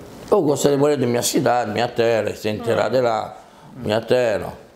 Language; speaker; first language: Portuguese; non-native, fluent; French